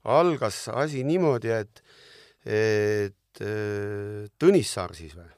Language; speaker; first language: Estonian; native; Estonian